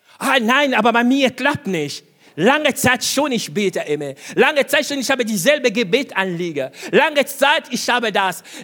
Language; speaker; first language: German; non-native, fluent; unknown